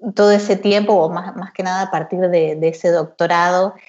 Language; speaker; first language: Spanish; native; Spanish